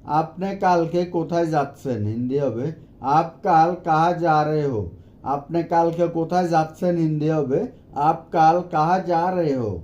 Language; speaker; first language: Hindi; non-native, learner; Bangla